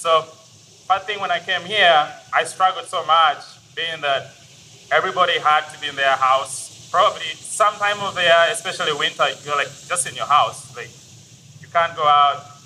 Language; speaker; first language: English; non-native, local second language; Ganda